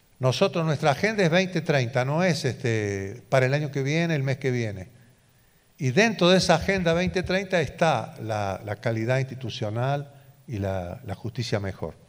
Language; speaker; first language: Spanish; native; Spanish